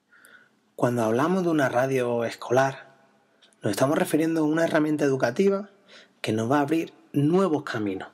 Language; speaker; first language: Spanish; native; Spanish